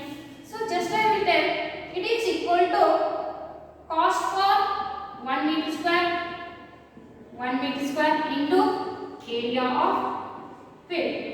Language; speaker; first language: English; non-native, local second language; Kannada